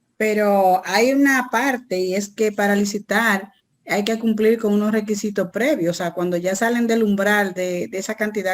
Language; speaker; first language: Spanish; native; Spanish